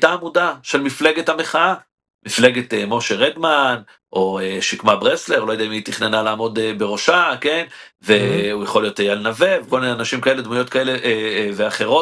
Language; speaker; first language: Hebrew; native; Hebrew